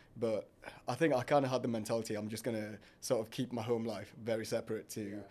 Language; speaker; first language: English; early bilingual, other home language; Hindi